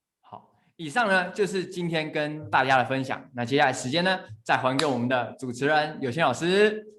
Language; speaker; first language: Chinese; native; Chinese